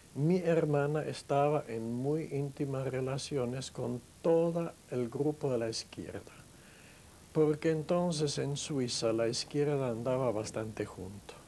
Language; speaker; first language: Spanish; non-native, fluent; German